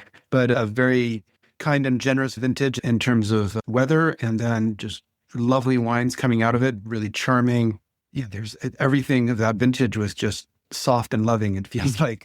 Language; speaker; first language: English; non-native, fluent; French